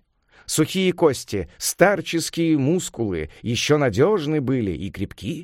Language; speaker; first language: Russian; native; Russian